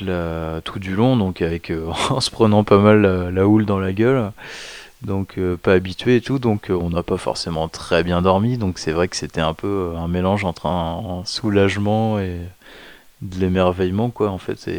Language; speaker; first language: French; native; French